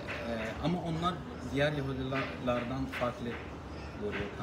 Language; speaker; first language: Turkish; non-native, learner; Arabic